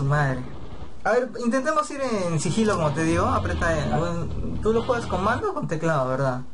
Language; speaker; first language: Spanish; native; Spanish